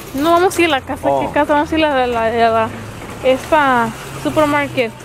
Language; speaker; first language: Spanish; early bilingual, other home language; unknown